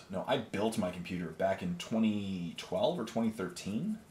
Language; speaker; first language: English; native; English